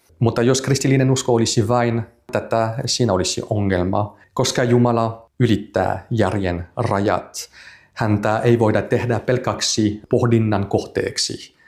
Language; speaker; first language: Finnish; non-native, fluent; French